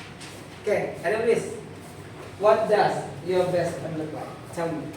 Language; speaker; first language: English; non-native, fluent; Indonesian